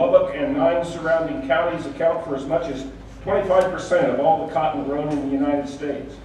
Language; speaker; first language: English; native; English